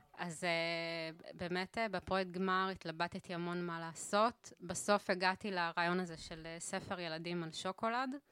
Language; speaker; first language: Hebrew; native; Hebrew